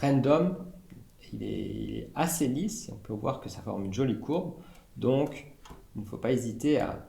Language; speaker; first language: French; native; French